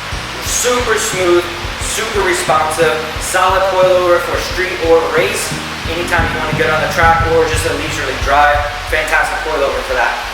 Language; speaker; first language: English; native; English